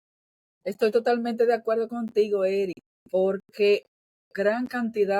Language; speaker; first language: Spanish; native; Spanish